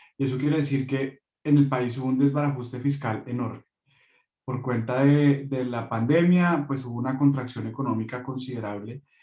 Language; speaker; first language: Spanish; native; Spanish